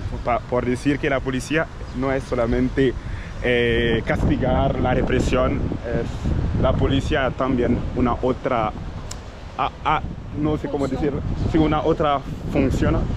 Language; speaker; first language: Spanish; non-native, learner; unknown